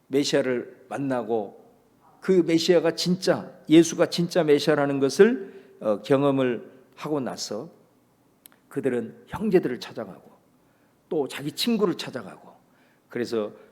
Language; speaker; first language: Korean; native; Korean